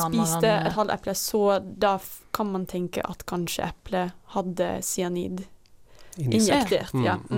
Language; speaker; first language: Norwegian; non-native, fluent; Dutch